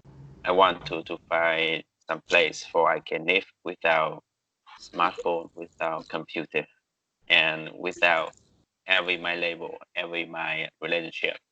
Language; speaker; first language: English; non-native, learner; Vietnamese